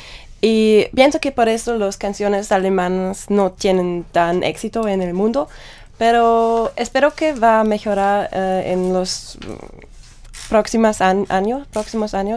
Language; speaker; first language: Spanish; non-native, learner; German